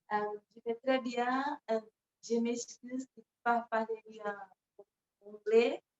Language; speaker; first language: French; non-native, learner; Portuguese